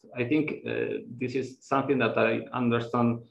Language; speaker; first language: English; non-native, fluent; Spanish